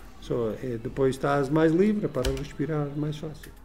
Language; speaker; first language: Portuguese; non-native, learner; Dutch